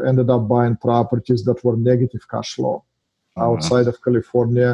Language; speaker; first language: English; non-native, fluent; Russian